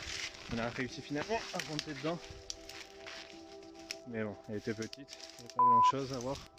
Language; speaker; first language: French; native; French